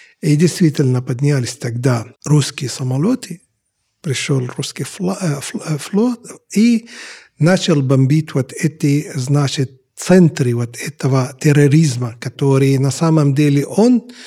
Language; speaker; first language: Russian; non-native, fluent; Arabic